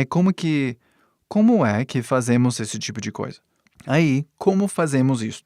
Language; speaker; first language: Portuguese; non-native, fluent; English